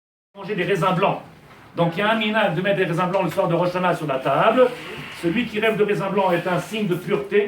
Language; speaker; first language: French; native; French